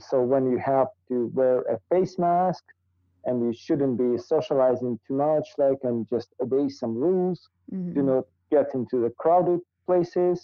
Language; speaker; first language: English; non-native, fluent; Russian